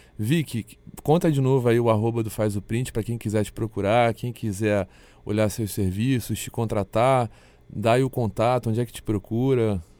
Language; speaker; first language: Portuguese; native; Portuguese